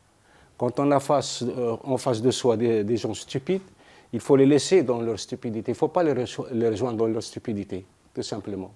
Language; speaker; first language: French; non-native, local second language; Arabic